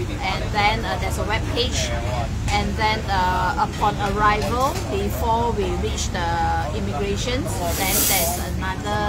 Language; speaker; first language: English; non-native, local second language; Cantonese